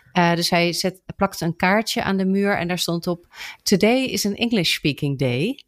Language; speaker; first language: Dutch; native; Dutch